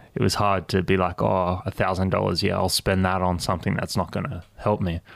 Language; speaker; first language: English; native; English